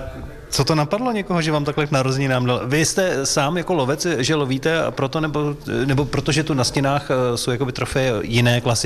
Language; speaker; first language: Czech; native; Czech